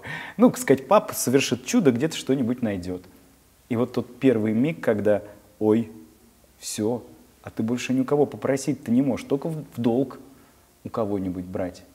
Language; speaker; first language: Russian; native; Russian